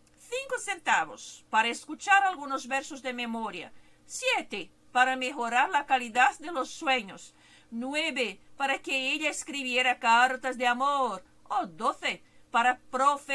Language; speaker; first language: Spanish; non-native, fluent; Portuguese